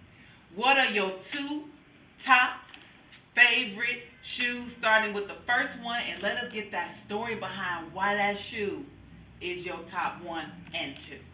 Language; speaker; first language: English; native; English